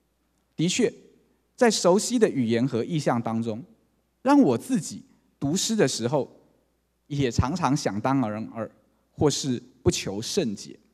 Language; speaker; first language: Chinese; native; Chinese